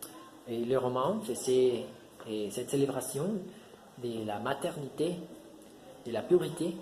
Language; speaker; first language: French; non-native, learner; Spanish